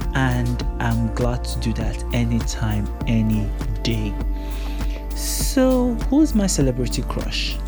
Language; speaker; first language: English; non-native, local second language; Yoruba